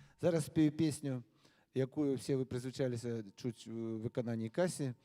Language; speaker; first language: Belarusian; non-native, local second language; Russian